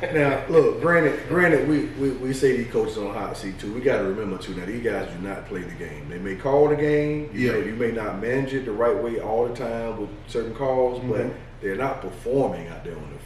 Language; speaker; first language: English; native; English